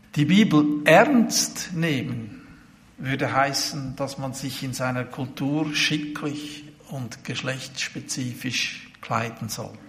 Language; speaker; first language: German; native; German